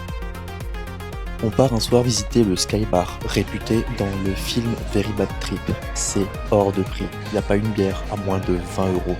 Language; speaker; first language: French; native; French